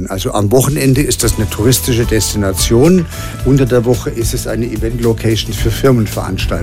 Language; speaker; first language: German; native; German